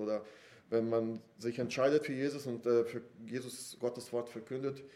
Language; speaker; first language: German; non-native, fluent; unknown